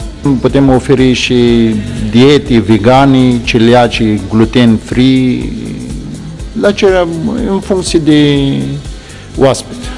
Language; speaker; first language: Romanian; non-native, fluent; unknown